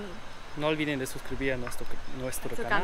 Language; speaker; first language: Spanish; non-native, learner; German